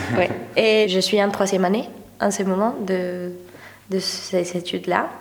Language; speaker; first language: French; non-native, fluent; Spanish